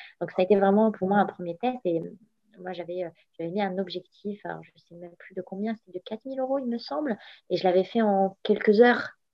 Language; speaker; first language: French; non-native, local second language; Arabic